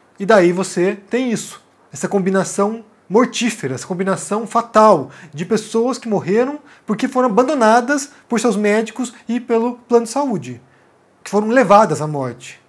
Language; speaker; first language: Portuguese; native; Portuguese